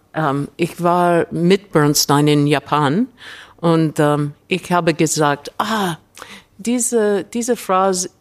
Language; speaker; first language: German; non-native, learner; English